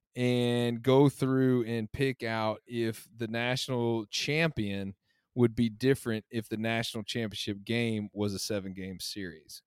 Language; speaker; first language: English; native; English